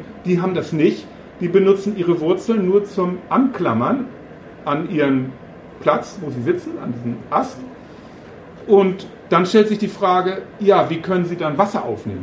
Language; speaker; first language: German; native; German